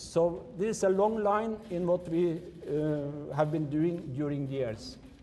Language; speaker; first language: English; non-native, fluent; Norwegian